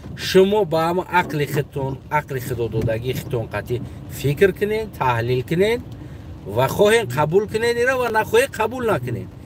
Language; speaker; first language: Tajik; non-native, local second language; Uzbek